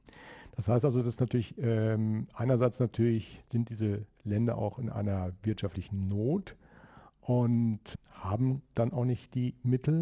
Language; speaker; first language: German; native; German